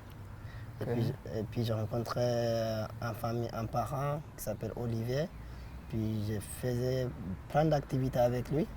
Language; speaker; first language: French; non-native, fluent; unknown